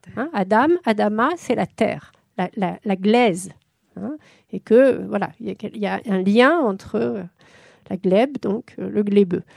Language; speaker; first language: French; native; French